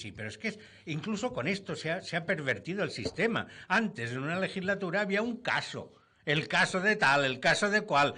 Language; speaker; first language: Spanish; non-native, local second language; Catalan